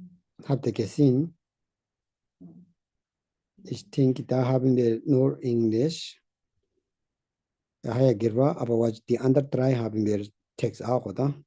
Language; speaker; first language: German; non-native, learner; Tibetan